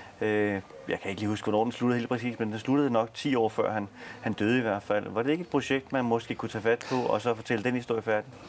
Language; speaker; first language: Danish; native; Danish